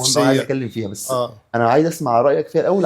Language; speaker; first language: Arabic; native; Arabic